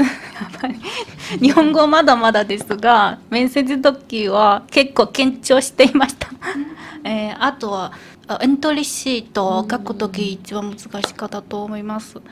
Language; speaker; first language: Japanese; non-native, fluent; Chinese